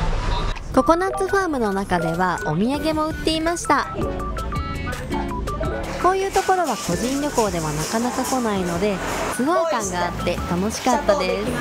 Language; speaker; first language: Japanese; native; Japanese